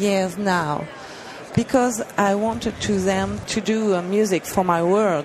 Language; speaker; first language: English; non-native, learner; French